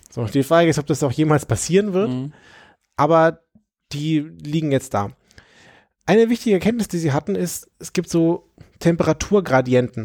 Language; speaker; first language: German; native; German